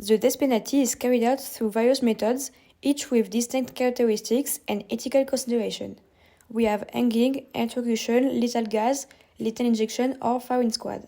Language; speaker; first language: English; non-native, fluent; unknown